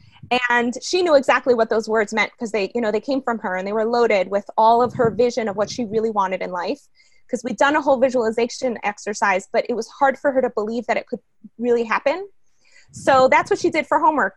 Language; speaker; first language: English; early bilingual, other home language; Spanish